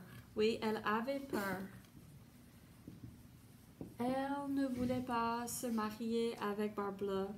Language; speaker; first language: French; non-native, fluent; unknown